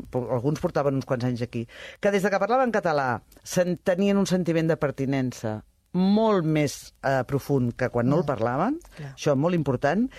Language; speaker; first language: Catalan; native; Catalan